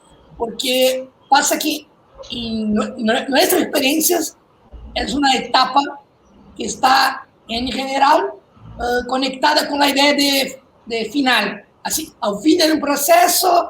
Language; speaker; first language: Spanish; non-native, fluent; Portuguese